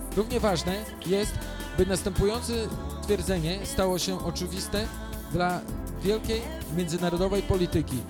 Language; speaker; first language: Polish; native; Polish